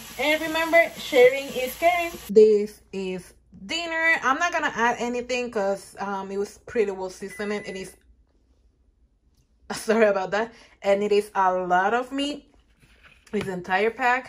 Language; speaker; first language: English; non-native, fluent; Spanish